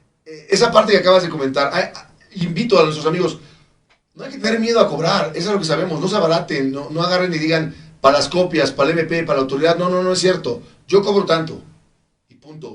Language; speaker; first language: Spanish; native; Spanish